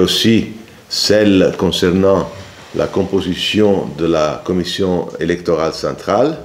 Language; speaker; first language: French; non-native, fluent; Italian